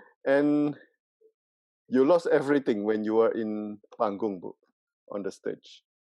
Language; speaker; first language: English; non-native, fluent; Indonesian